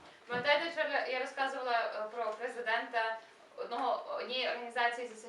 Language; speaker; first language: Ukrainian; native; Ukrainian